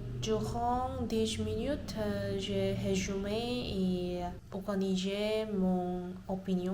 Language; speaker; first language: French; non-native, learner; Korean